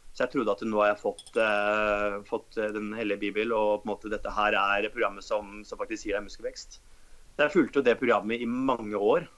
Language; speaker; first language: Norwegian; native; Norwegian